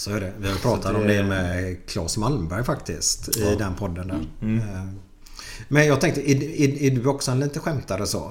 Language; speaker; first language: Swedish; native; Swedish